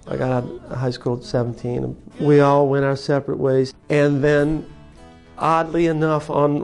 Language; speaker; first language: English; native; English